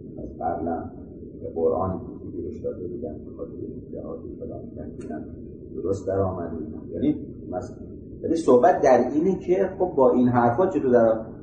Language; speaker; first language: Persian; non-native, local second language; Arabic